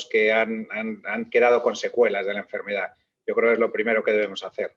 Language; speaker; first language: Spanish; native; Spanish